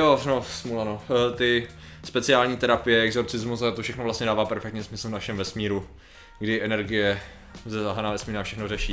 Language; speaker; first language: Czech; native; Czech